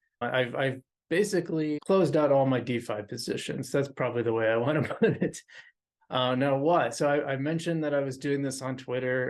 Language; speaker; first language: English; native; English